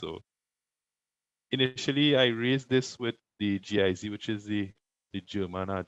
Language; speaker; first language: English; native; English